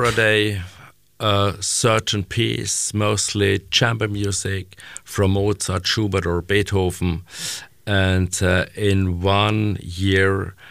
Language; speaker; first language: English; non-native, learner; German